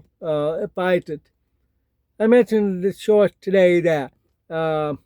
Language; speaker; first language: English; native; English